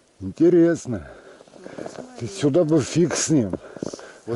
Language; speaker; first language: Russian; native; Russian